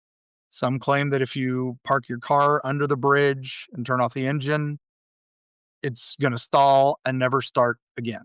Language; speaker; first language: English; native; English